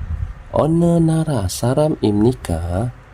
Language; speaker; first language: Korean; non-native, fluent; Indonesian